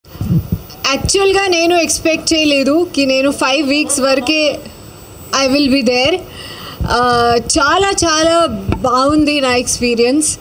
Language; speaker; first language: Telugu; non-native, learner; Hindi